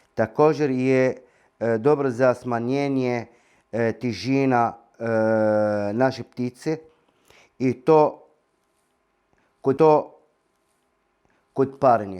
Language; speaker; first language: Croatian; non-native, fluent; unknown